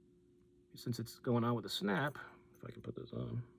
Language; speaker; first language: English; native; English